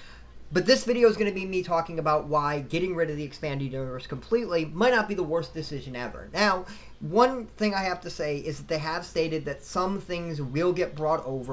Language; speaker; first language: English; native; English